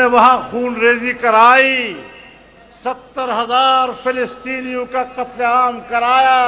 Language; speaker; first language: Urdu; non-native, local second language; Pashto